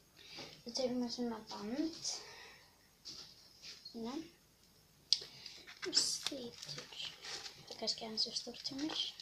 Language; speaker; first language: Icelandic; non-native, local second language; Portuguese